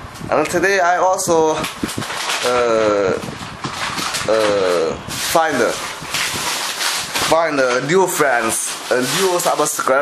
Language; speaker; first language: English; non-native, learner; Chinese